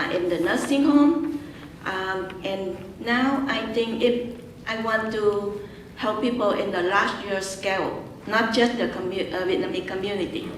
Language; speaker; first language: English; non-native, learner; Vietnamese